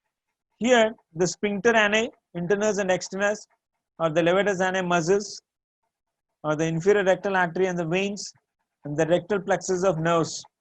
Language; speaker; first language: English; non-native, local second language; Tamil